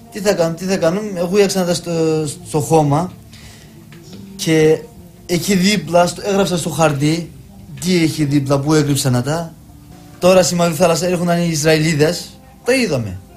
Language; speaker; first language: Greek; early bilingual, heritage; Turkish